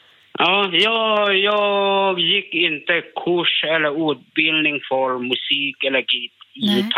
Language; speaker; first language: Swedish; non-native, learner; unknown